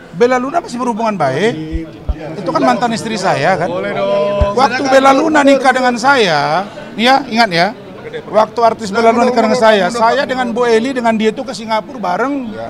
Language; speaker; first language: Indonesian; native; Indonesian